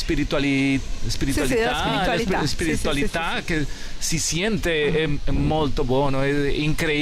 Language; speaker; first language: Italian; non-native, learner; Spanish